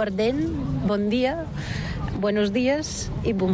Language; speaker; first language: French; non-native, learner; Bulgarian